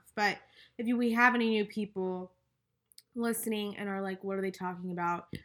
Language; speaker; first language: English; native; English